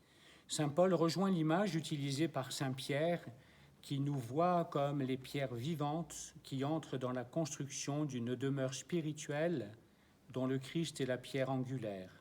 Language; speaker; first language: French; native; French